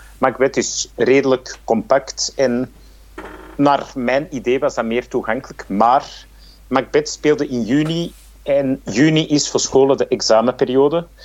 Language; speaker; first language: Dutch; native; Dutch